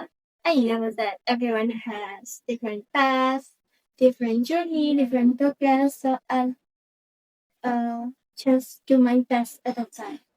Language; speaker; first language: English; non-native, learner; Indonesian